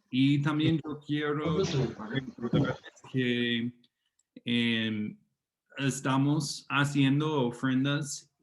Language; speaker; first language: Spanish; non-native, fluent; English